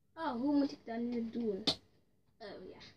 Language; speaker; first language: Dutch; early bilingual, other home language; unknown